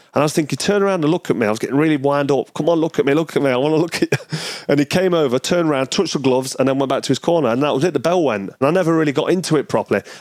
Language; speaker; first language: English; native; English